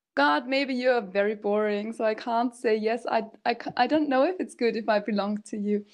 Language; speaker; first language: English; non-native, fluent; German